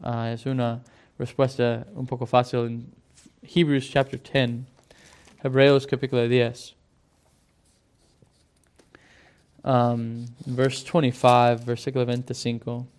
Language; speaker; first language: Spanish; non-native, fluent; English